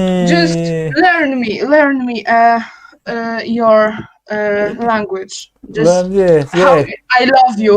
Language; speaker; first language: English; non-native, learner; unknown